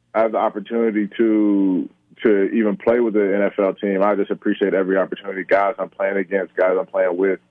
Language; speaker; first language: English; native; English